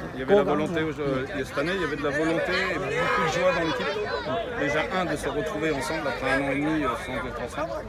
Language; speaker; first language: French; native; French